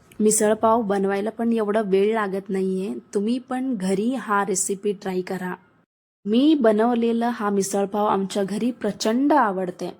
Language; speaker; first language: Marathi; non-native, local second language; Kannada